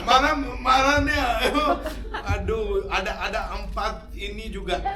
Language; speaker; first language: Indonesian; non-native, fluent; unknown